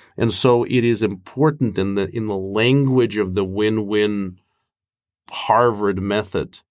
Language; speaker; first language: English; non-native, fluent; Russian